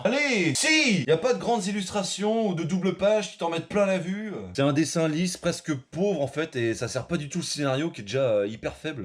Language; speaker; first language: French; native; French